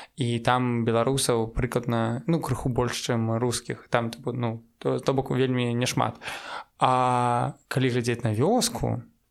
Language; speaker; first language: Belarusian; non-native, local second language; Russian